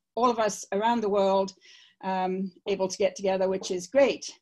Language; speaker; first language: English; native; English